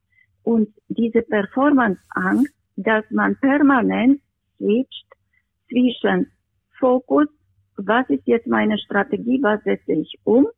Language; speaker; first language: German; non-native, fluent; Romanian